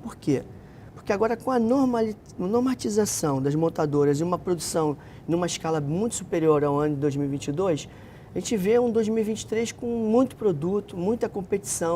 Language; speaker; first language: Portuguese; native; Portuguese